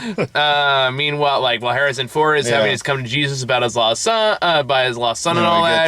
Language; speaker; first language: English; native; English